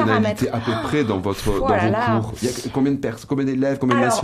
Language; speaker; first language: French; native; French